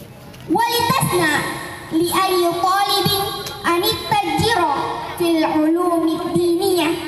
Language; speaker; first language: Arabic; non-native, learner; Indonesian